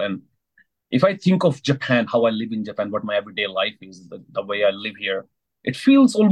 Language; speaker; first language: English; non-native, local second language; Hindi